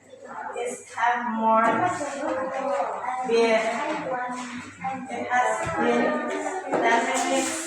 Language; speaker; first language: English; non-native, learner; Indonesian